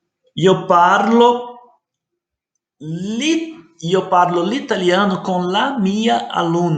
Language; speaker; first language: Italian; non-native, fluent; Portuguese